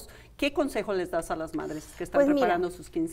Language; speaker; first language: Spanish; native; Spanish